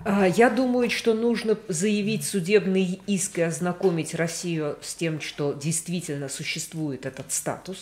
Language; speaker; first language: Russian; native; Russian